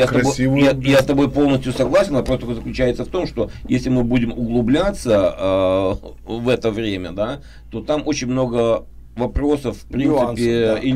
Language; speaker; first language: Russian; native; Russian